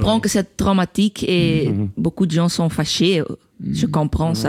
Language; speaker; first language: French; non-native, local second language; Dutch